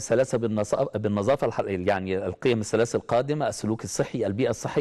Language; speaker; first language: Arabic; native; Arabic